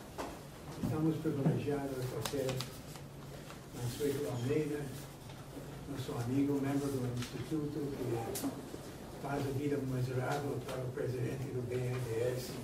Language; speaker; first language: Portuguese; non-native, fluent; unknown